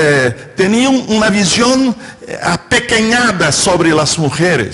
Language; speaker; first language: Spanish; non-native, fluent; Portuguese